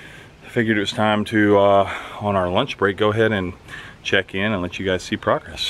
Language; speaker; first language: English; native; English